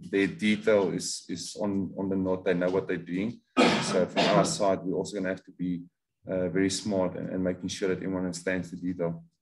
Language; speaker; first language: English; non-native, local second language; Afrikaans